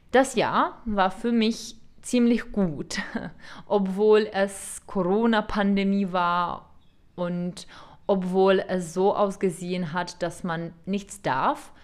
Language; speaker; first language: German; non-native, fluent; Czech